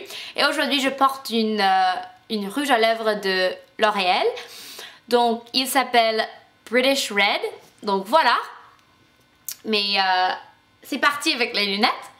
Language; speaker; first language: French; non-native, fluent; English